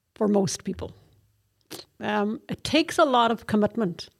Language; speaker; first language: English; native; English